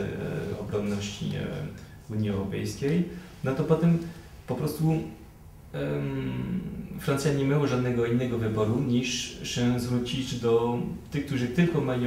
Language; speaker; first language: Polish; non-native, fluent; French